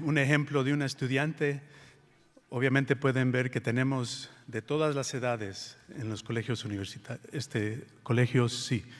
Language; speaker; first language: Spanish; early bilingual, heritage; Spanish